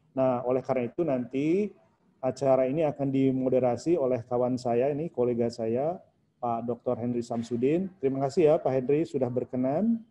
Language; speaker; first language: Indonesian; native; Indonesian